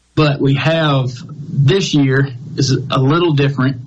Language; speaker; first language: English; native; English